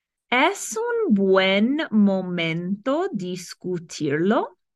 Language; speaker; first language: Spanish; non-native, fluent; English